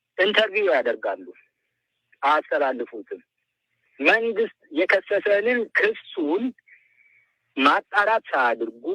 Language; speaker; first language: Amharic; non-native, local second language; Oromo